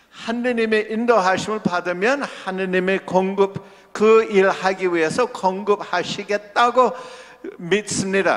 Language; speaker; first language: Korean; non-native, local second language; English